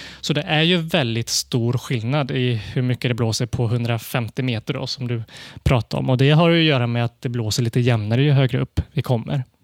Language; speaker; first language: Swedish; early bilingual, other home language; Cantonese